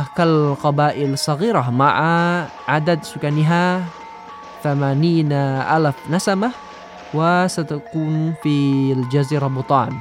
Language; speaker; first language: Arabic; non-native, fluent; Indonesian